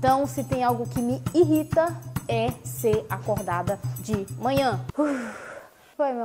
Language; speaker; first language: Portuguese; native; Portuguese